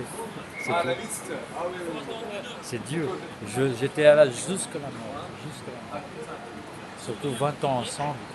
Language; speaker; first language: French; non-native, fluent; Portuguese